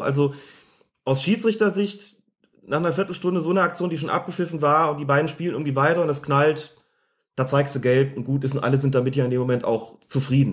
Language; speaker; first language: German; native; German